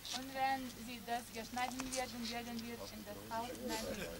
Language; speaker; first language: German; non-native, fluent; Lithuanian